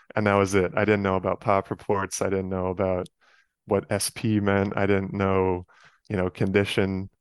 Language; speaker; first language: English; native; English